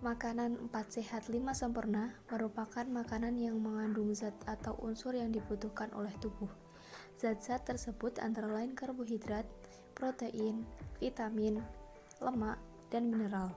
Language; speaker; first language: Indonesian; native; Indonesian